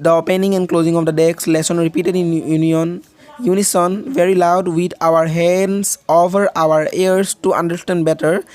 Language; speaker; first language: English; non-native, local second language; Assamese